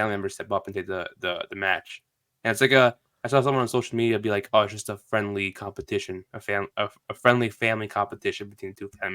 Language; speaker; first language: English; native; English